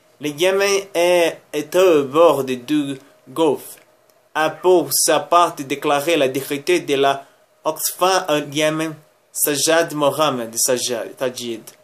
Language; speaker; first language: French; non-native, learner; Spanish